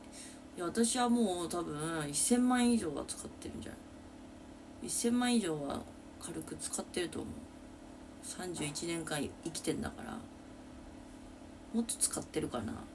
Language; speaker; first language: Japanese; native; Japanese